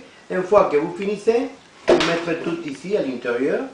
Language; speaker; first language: French; non-native, fluent; Spanish